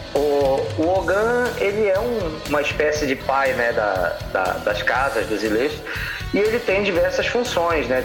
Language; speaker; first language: Portuguese; native; Portuguese